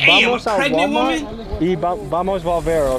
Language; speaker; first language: Spanish; non-native, learner; English